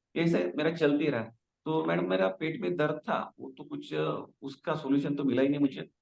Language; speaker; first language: Hindi; non-native, local second language; Marathi